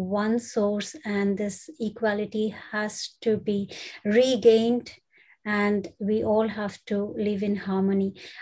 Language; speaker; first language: English; non-native, local second language; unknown